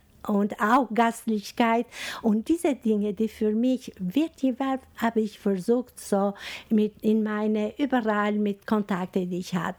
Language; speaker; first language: German; non-native, fluent; Albanian